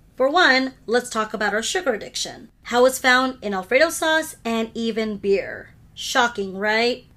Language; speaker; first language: English; early bilingual, other home language; Hindi